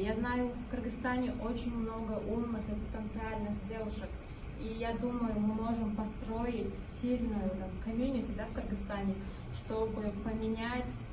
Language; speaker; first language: Russian; non-native, local second language; Kyrgyz